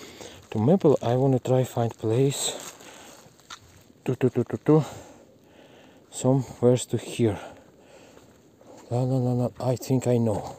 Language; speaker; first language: English; non-native, learner; Russian